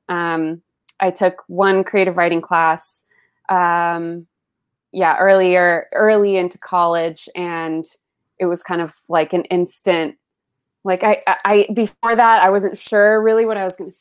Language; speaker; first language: English; early bilingual, other home language; Spanish